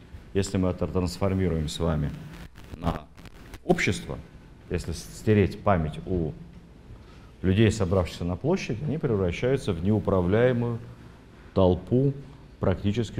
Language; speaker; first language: Russian; native; Russian